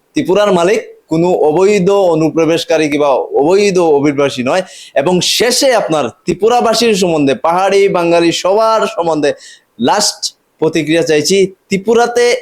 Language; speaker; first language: Bangla; native; Bangla